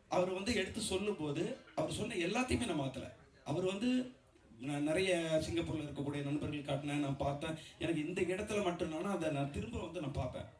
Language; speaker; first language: Tamil; native; Tamil